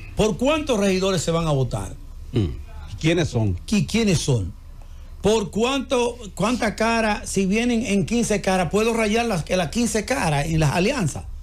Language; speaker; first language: Spanish; native; Spanish